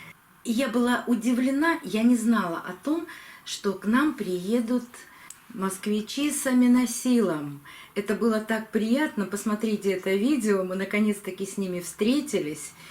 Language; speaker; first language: Russian; native; Russian